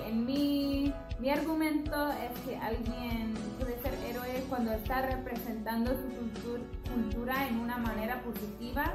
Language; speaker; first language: Spanish; non-native, fluent; English